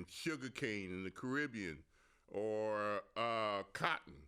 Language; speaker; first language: English; native; English